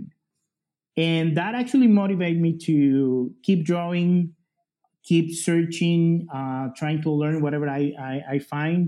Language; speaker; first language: English; non-native, fluent; Spanish